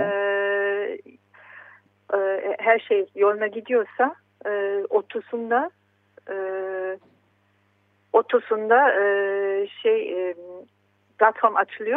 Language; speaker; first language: Turkish; non-native, fluent; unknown